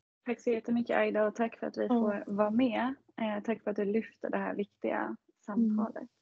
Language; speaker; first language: Swedish; native; Swedish